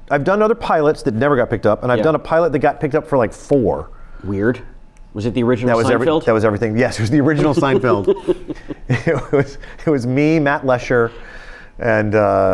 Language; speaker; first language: English; native; English